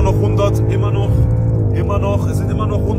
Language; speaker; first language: German; early bilingual, other home language; Turkish